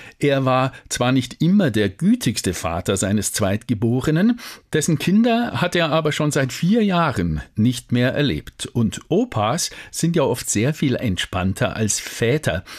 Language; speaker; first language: German; native; German